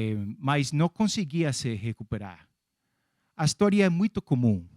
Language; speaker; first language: Portuguese; non-native, fluent; English